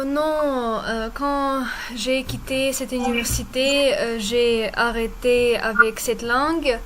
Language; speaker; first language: French; non-native, fluent; Russian